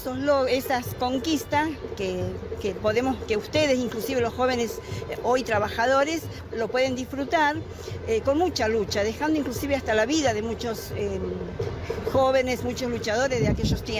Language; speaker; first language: Spanish; native; Spanish